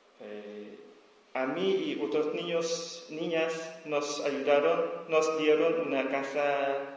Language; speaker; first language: Spanish; non-native, learner; S'gaw Karen